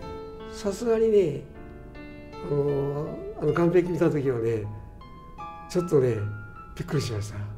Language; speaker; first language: Japanese; native; Japanese